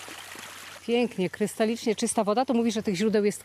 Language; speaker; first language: Polish; native; Polish